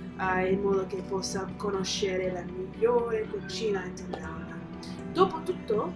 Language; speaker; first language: Italian; non-native, learner; English